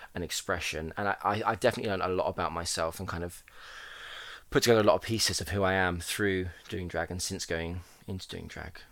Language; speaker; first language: English; native; English